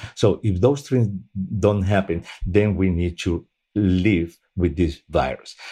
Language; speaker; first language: English; non-native, fluent; Spanish